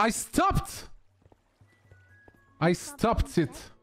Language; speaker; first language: English; non-native, fluent; French